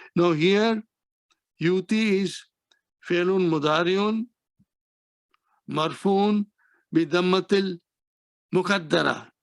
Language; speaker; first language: Arabic; non-native, fluent; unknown